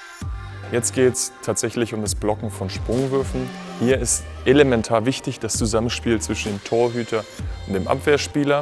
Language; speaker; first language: German; native; German